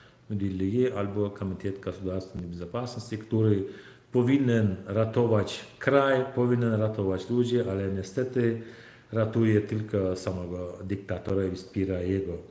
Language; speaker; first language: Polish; non-native, fluent; Turkmen